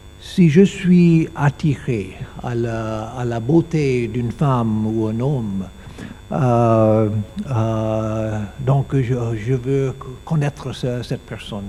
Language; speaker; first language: French; non-native, learner; English